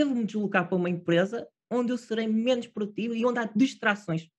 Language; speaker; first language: Portuguese; native; Portuguese